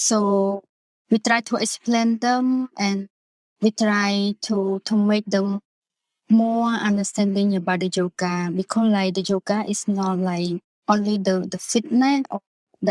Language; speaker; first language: English; non-native, learner; Khmer